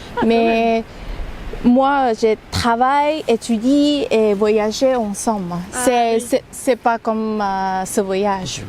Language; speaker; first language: French; non-native, learner; Thai